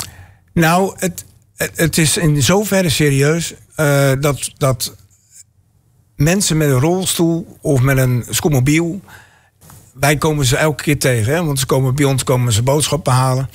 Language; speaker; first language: Dutch; native; Dutch